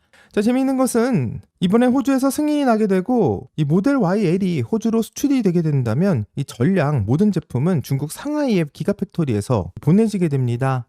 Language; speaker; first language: Korean; native; Korean